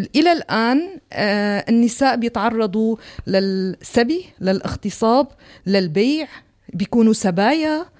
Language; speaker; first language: Arabic; non-native, local second language; Kurdish